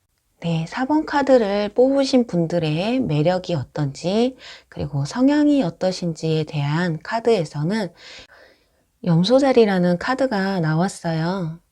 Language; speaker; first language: Korean; native; Korean